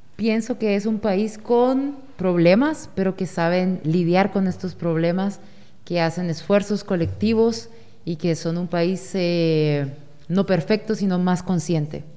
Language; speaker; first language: Spanish; native; Spanish